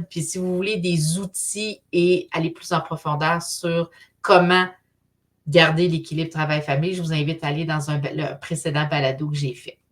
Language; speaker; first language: French; native; French